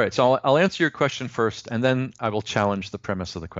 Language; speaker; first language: English; native; English